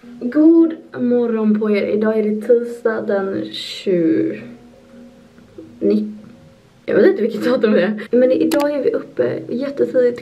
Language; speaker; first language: Swedish; native; Swedish